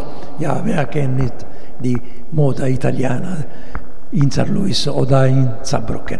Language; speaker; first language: German; non-native, learner; Italian